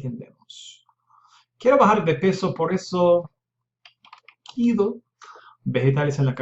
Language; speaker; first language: Spanish; non-native, fluent; English